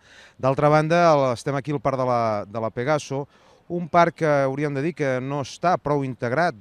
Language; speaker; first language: Catalan; native; Catalan